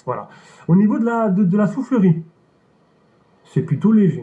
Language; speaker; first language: French; native; French